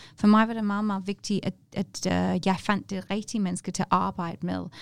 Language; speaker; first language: Danish; non-native, fluent; English